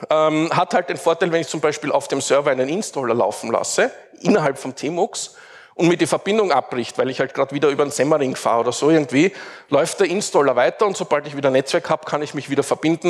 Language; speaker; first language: German; native; German